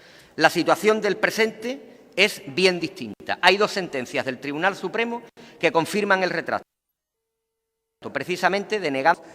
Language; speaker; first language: Spanish; native; Spanish